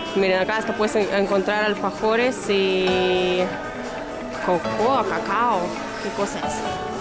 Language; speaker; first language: Spanish; non-native, fluent; Russian